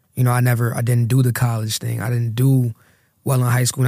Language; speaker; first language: English; native; English